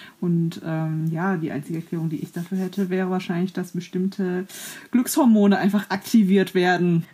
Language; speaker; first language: German; native; German